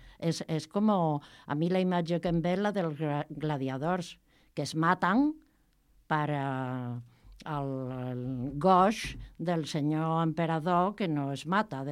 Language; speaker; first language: Catalan; non-native, local second language; Spanish